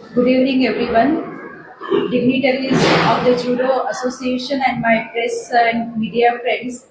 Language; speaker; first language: English; non-native, local second language; Marathi